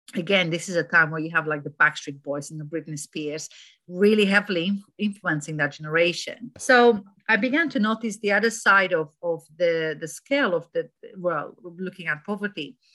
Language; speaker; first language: English; non-native, fluent; Romanian